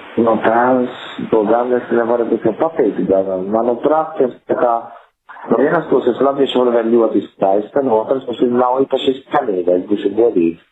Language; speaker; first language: Latvian; non-native, fluent; Italian